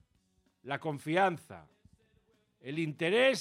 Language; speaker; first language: Spanish; native; Spanish